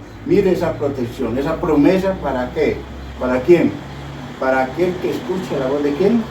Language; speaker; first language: Spanish; native; Spanish